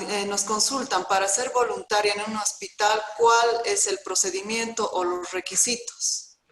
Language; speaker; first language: Spanish; native; Spanish